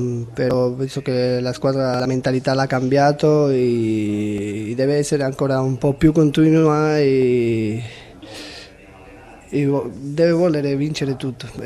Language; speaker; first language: Italian; non-native, fluent; Spanish